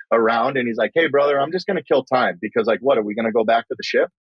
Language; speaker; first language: English; native; English